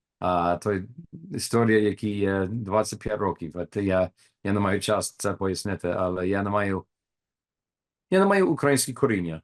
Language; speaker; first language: Ukrainian; non-native, learner; English